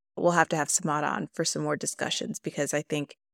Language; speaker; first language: English; native; English